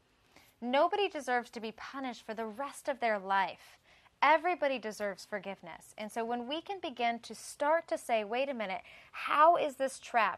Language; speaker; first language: English; native; English